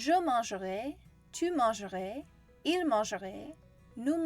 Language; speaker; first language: French; non-native, fluent; English